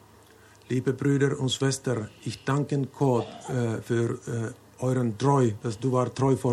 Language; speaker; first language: German; non-native, learner; Finnish